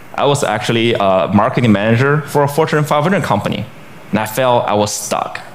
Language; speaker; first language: English; non-native, fluent; Chinese